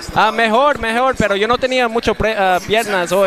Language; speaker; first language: Spanish; early bilingual, heritage; English